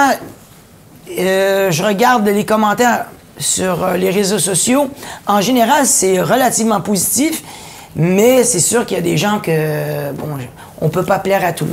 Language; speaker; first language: French; native; French